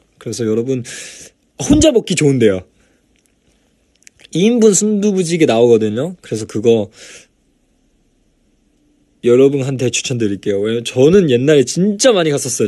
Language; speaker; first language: Korean; non-native, fluent; Chinese